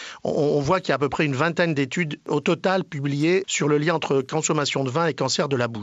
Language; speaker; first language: French; native; French